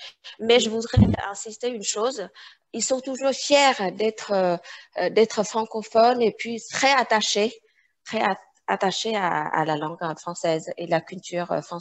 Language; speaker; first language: French; non-native, fluent; Vietnamese